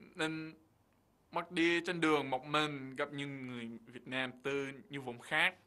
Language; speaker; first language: Vietnamese; non-native, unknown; English